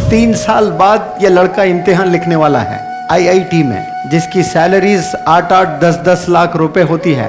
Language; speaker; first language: Urdu; native; Urdu